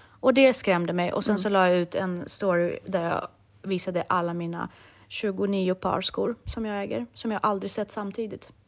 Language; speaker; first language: Swedish; early bilingual, other home language; Russian